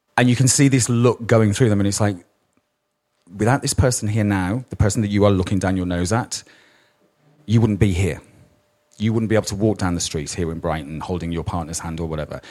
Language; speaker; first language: English; native; English